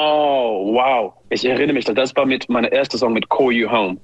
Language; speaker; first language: German; non-native, fluent; English